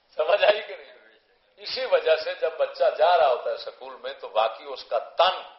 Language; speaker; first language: Urdu; non-native, local second language; Punjabi